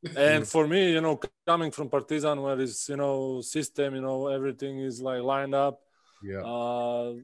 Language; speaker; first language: English; non-native, fluent; Czech